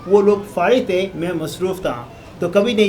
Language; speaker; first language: Hindi; non-native, learner; Arabic